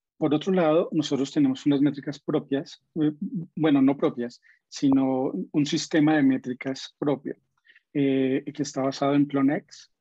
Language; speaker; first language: Spanish; native; Spanish